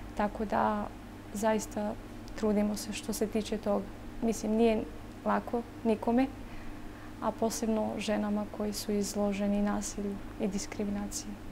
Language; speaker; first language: Serbian; non-native, local second language; Romany